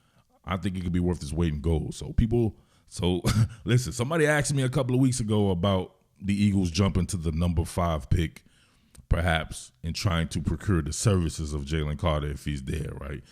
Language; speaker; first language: English; native; English